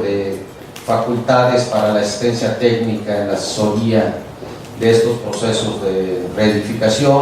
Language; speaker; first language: Spanish; native; Spanish